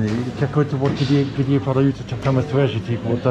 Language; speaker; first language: Russian; non-native, learner; English